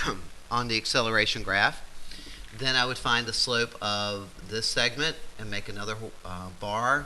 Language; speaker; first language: English; native; English